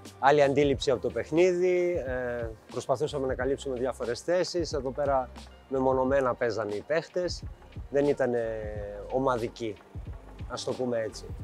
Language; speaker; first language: Greek; early bilingual, heritage; Greek